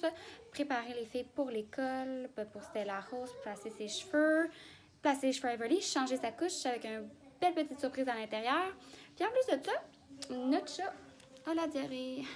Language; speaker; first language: French; native; French